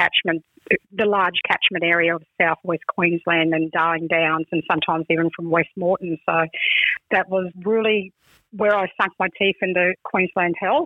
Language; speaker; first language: English; native; English